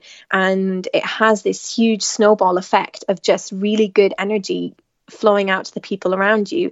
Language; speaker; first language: English; native; English